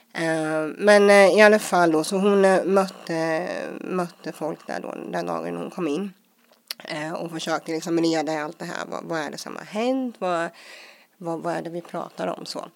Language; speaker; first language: Swedish; early bilingual, other home language; English